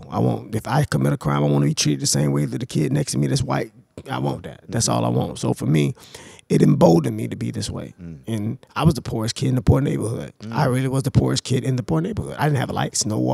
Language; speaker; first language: English; native; English